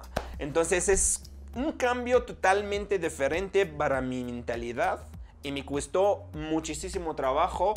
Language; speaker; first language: Spanish; non-native, fluent; Arabic